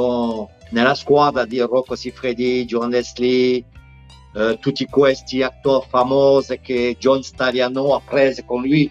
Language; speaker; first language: Italian; non-native, fluent; French